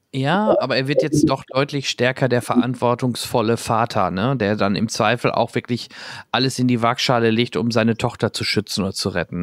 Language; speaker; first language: German; native; German